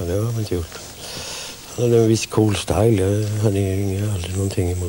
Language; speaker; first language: Swedish; native; Swedish